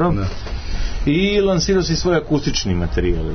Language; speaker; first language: Serbian; native; Serbian